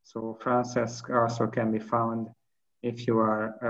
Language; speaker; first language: English; non-native, fluent; Hungarian